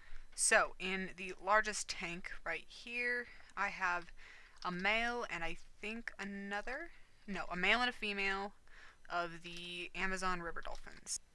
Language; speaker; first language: English; native; English